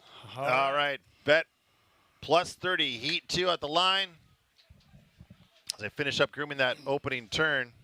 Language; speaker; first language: English; native; English